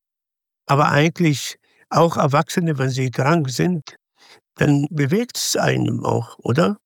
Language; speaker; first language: German; non-native, fluent; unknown